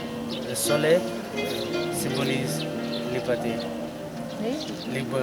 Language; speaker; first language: French; non-native, learner; Tibetan